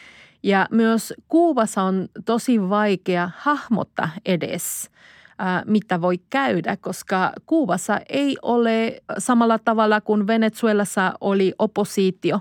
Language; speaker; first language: Finnish; non-native, fluent; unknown